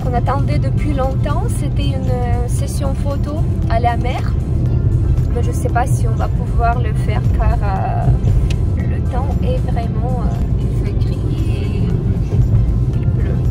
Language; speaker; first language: French; non-native, fluent; Russian